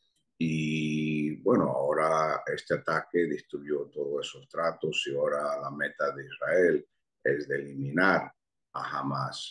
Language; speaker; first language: Spanish; early bilingual, heritage; Spanish